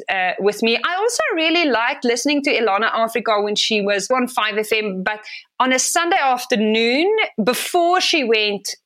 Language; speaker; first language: English; non-native, local second language; Afrikaans